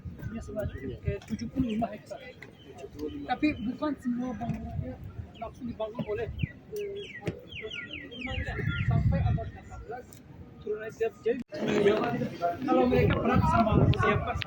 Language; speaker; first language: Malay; non-native, fluent; Turkish